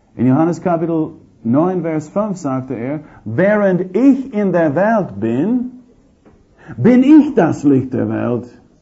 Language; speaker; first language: German; non-native, fluent; English